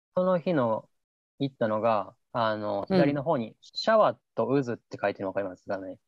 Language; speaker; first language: Japanese; native; Japanese